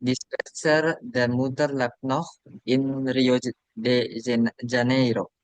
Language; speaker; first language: German; non-native, learner; Indonesian